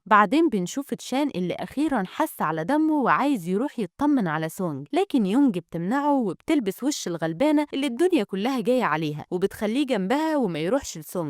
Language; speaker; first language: Arabic; native; Arabic